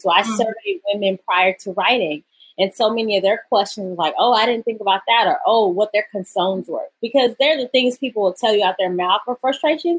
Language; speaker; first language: English; native; English